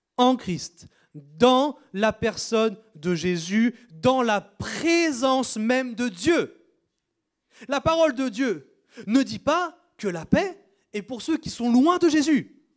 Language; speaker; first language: French; native; French